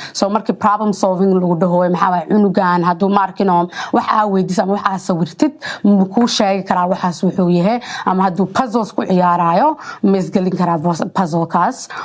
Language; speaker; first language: Somali; early bilingual, heritage; Somali